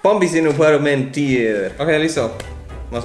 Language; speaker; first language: Spanish; non-native, learner; German